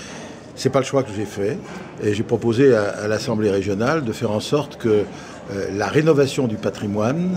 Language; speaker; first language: French; native; French